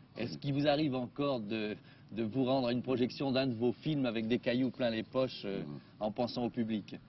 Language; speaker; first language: French; native; French